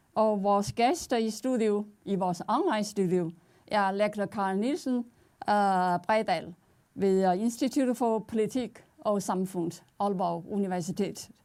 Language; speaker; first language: Danish; non-native, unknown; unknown